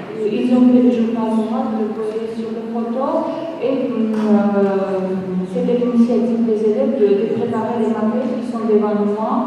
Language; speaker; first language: French; non-native, fluent; Georgian